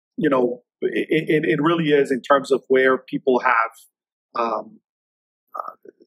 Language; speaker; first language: English; native; English